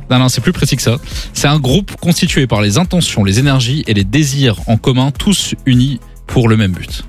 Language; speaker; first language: French; native; French